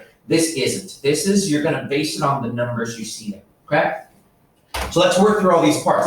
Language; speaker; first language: English; native; English